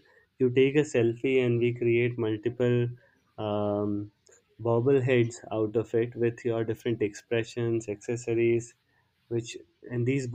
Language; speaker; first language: English; non-native, local second language; Hindi